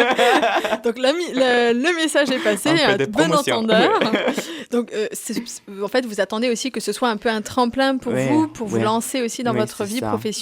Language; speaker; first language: French; native; French